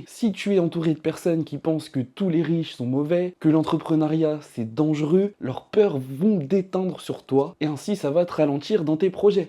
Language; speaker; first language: French; native; French